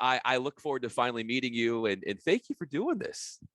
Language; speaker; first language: English; native; English